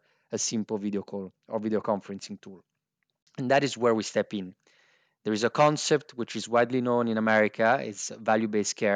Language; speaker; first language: English; non-native, fluent; Italian